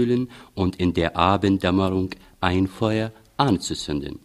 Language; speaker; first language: German; non-native, fluent; Arabic